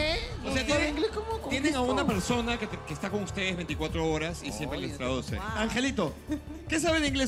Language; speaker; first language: Spanish; native; Spanish